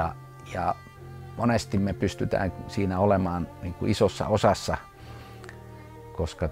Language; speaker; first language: Finnish; native; Finnish